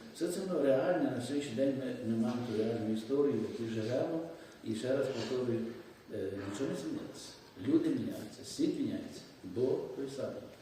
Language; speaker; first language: Ukrainian; native; Ukrainian